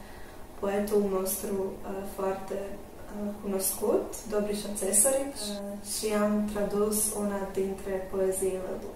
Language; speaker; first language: Romanian; non-native, learner; Croatian